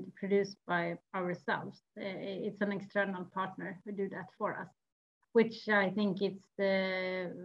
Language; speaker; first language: English; non-native, fluent; Swedish